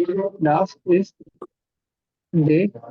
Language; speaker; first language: German; non-native, learner; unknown